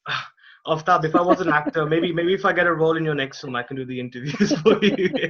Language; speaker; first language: English; non-native, local second language; Hindi